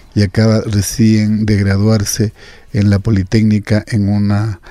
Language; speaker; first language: Spanish; native; Spanish